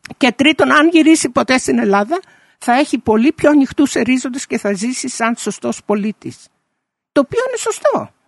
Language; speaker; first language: Greek; early bilingual, heritage; Greek